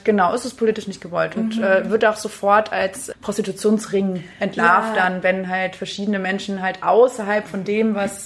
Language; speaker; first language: German; native; German